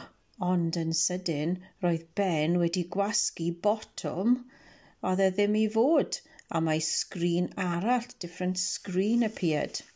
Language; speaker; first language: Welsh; non-native, local second language; English